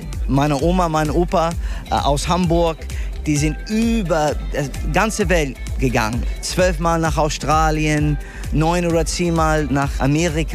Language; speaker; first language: German; non-native, fluent; English